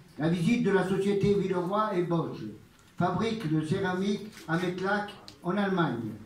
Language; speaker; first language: French; early bilingual, other home language; Italian